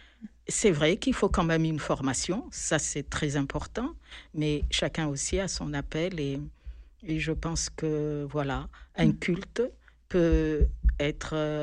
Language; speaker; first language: French; non-native, local second language; Malagasy